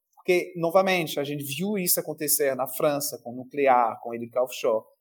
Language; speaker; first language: Portuguese; non-native, fluent; French